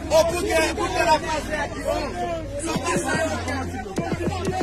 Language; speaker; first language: Portuguese; non-native, learner; Haitian Creole